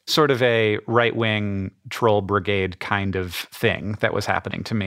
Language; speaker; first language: English; native; English